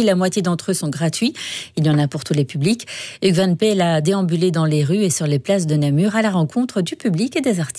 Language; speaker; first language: French; native; French